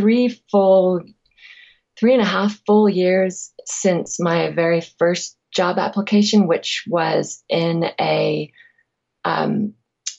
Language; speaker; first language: English; native; English